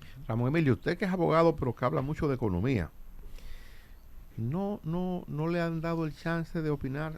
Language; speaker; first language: Spanish; native; Spanish